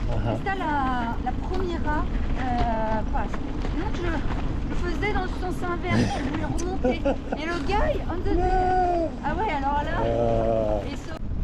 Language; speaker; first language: French; native; French